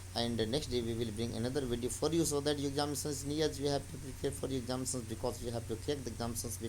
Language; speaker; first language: English; non-native, local second language; Hindi